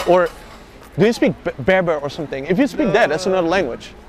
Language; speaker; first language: English; non-native, fluent; Dutch